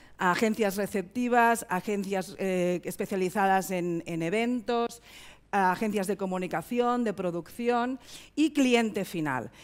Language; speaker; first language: Spanish; native; Spanish